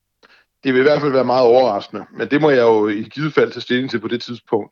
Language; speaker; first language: Danish; native; Danish